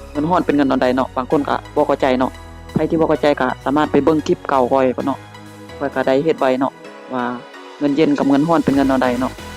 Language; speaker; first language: Thai; non-native, local second language; Lao